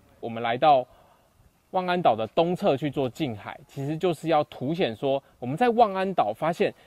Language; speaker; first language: Chinese; native; Chinese